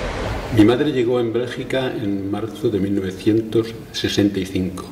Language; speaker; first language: Spanish; early bilingual, heritage; Spanish